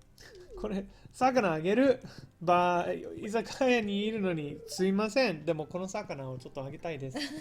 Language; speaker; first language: Japanese; non-native, fluent; English